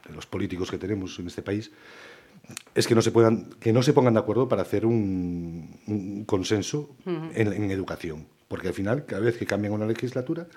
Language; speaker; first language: Spanish; native; Spanish